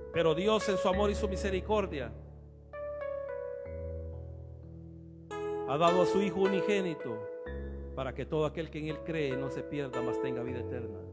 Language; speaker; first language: Spanish; native; Spanish